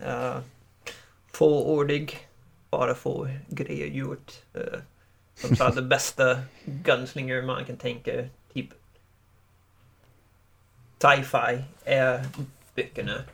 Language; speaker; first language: Swedish; non-native, learner; English